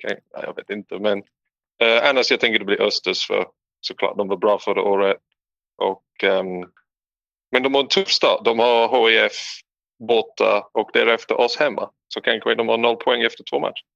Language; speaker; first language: Swedish; non-native, learner; English